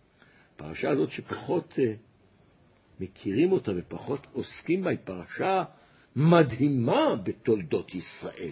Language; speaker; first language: Hebrew; native; Hebrew